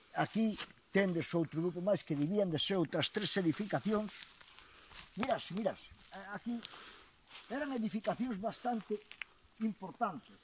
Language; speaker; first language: Galician; native; Galician